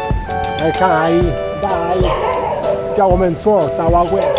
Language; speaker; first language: Chinese; non-native, fluent; Italian